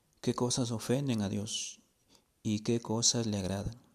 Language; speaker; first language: Spanish; native; Spanish